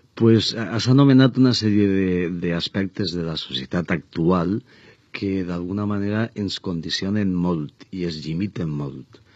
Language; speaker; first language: Catalan; non-native, local second language; Spanish